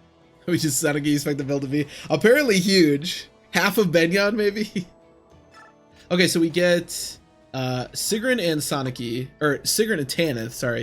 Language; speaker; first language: English; native; English